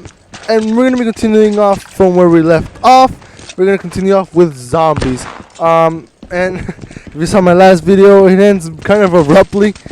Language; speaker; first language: English; native; English